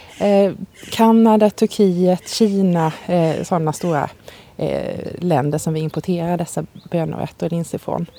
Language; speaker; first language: Swedish; native; Swedish